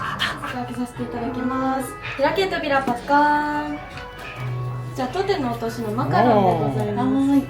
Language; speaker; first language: Japanese; native; Japanese